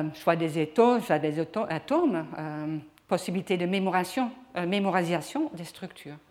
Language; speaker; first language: French; non-native, fluent; Dutch